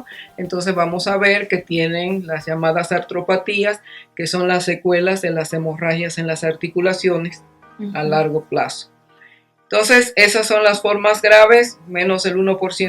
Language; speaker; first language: Spanish; native; Spanish